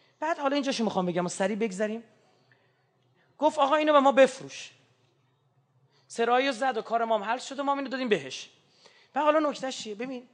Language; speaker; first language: Persian; native; Persian